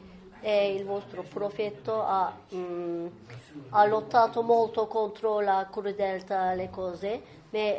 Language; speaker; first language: Italian; non-native, fluent; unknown